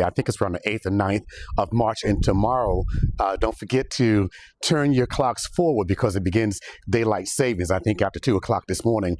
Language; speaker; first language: English; native; English